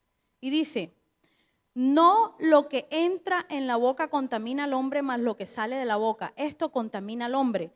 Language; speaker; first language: Spanish; native; Spanish